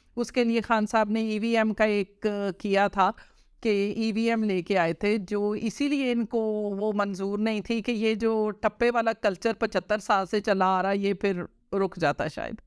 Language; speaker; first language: Urdu; non-native, local second language; Punjabi